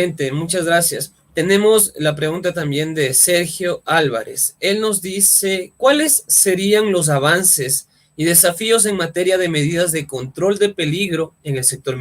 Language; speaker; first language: Spanish; native; Spanish